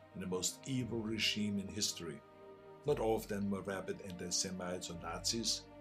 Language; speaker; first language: English; non-native, fluent; German